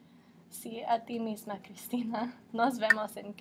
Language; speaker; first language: Spanish; non-native, learner; English